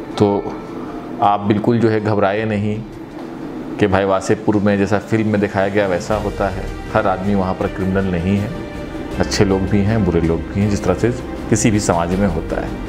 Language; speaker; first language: Hindi; native; Hindi